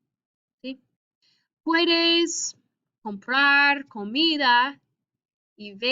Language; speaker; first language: Spanish; non-native, fluent; English